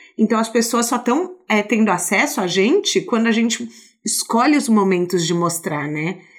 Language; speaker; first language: Portuguese; native; Portuguese